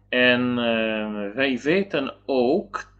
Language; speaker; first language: Dutch; non-native, learner; Polish